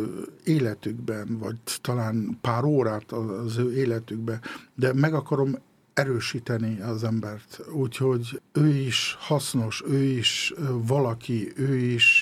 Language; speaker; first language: Hungarian; early bilingual, heritage; Hungarian